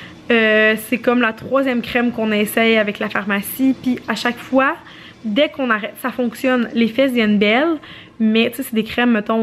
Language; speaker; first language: French; native; French